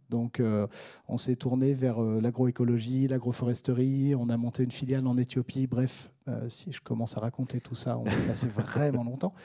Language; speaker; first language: French; native; French